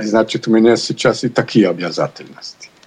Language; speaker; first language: Russian; non-native, learner; Bosnian